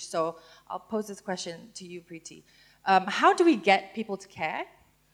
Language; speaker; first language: English; native; English